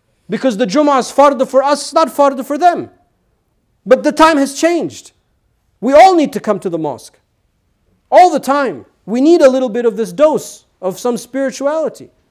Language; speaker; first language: English; native; English